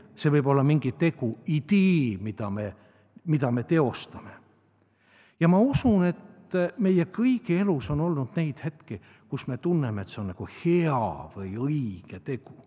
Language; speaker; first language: Estonian; native; Estonian